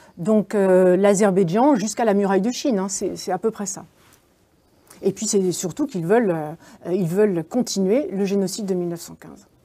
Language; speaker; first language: French; native; French